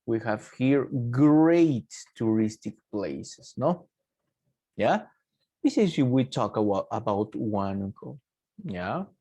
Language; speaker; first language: English; non-native, fluent; Spanish